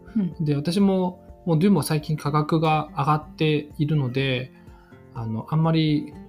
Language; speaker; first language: Japanese; non-native, fluent; Chinese